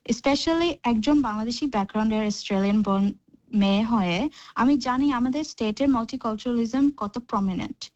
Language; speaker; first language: Bangla; early bilingual, heritage; Bangla